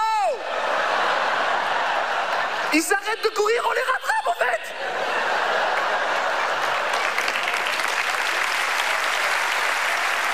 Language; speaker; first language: French; early bilingual, other home language; Arabic